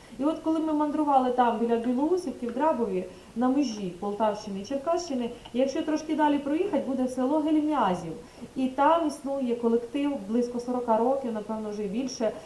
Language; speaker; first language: Ukrainian; native; Ukrainian